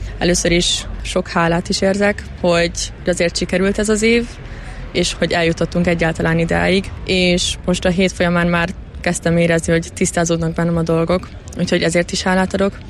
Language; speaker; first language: Hungarian; early bilingual, heritage; Hungarian